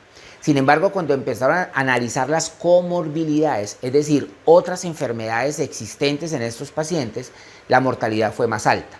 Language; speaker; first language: Spanish; native; Spanish